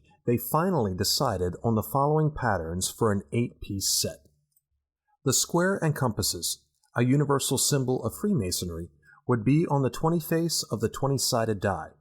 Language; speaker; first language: English; native; English